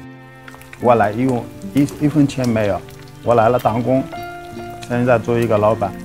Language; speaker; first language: Chinese; non-native, learner; Arabic